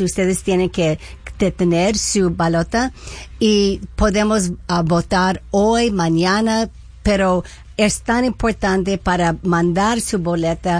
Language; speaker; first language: Spanish; early bilingual, heritage; Spanish